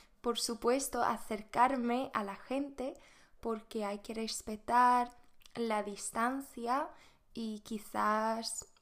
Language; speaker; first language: Spanish; non-native, fluent; Swedish